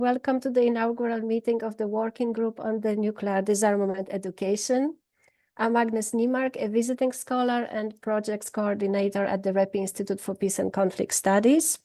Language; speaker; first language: English; non-native, fluent; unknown